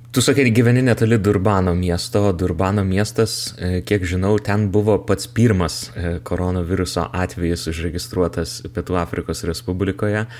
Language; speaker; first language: Lithuanian; native; Lithuanian